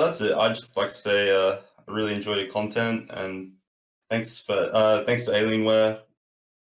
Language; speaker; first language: English; native; English